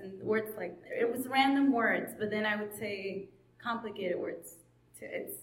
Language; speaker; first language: English; non-native, fluent; Spanish